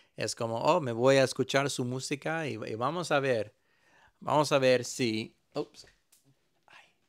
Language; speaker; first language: Spanish; early bilingual, heritage; Spanish